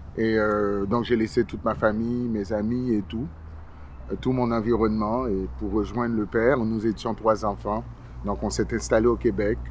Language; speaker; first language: French; early bilingual, other home language; Haitian Creole